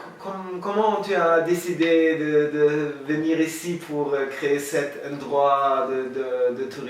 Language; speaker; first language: French; non-native, learner; German